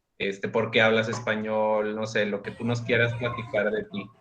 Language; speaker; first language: Spanish; native; Spanish